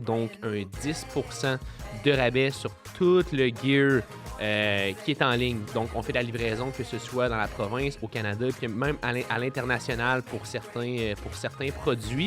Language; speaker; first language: French; native; French